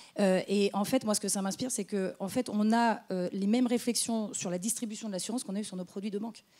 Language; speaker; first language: French; native; French